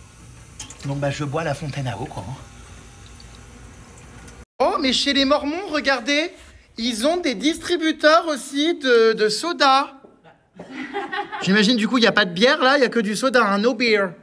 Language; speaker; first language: French; native; French